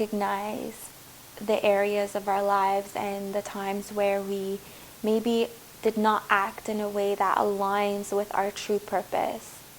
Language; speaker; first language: English; native; English